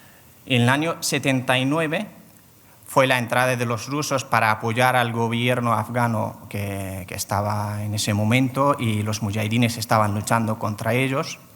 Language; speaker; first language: Spanish; non-native, fluent; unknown